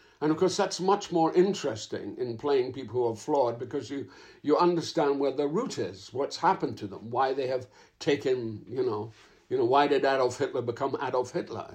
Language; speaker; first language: English; native; English